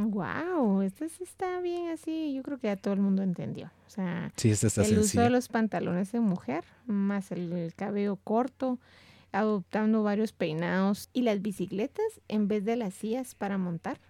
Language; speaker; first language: Spanish; native; Spanish